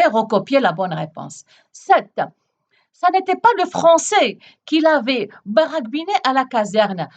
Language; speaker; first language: French; non-native, local second language; Arabic